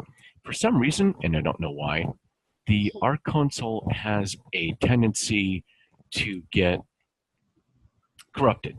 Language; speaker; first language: English; native; English